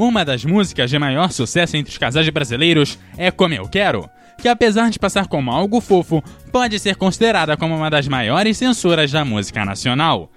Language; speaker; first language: Portuguese; native; Portuguese